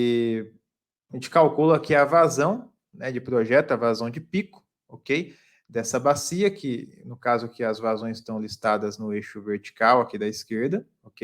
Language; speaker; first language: Portuguese; native; Portuguese